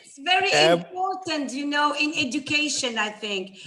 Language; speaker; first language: English; non-native, fluent; Arabic